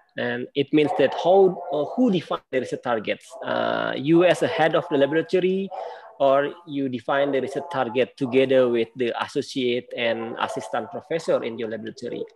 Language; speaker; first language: English; non-native, fluent; Indonesian